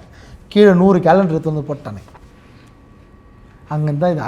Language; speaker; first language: Tamil; native; Tamil